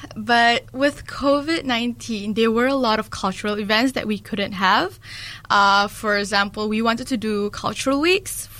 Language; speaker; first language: English; early bilingual, other home language; Malay